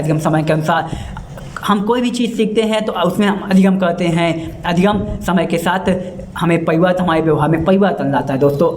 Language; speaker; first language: Hindi; native; Hindi